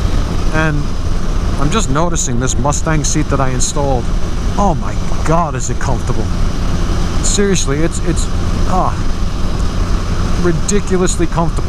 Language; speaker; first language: English; native; English